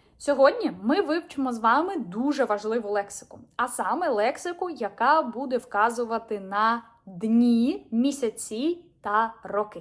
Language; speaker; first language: Ukrainian; native; Ukrainian